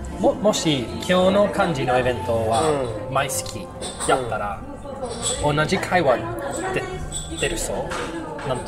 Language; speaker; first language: Japanese; non-native, learner; English